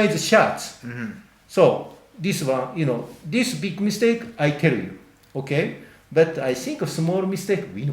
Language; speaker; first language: English; non-native, learner; Japanese